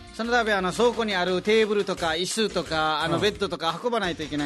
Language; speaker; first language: Japanese; non-native, fluent; Nepali